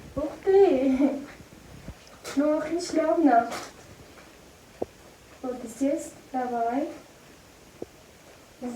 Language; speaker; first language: Russian; non-native, learner; Armenian